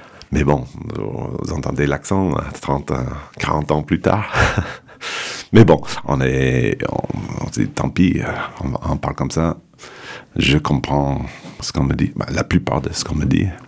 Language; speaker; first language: French; non-native, fluent; English